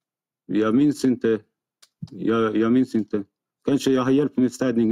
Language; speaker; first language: Swedish; non-native, fluent; Arabic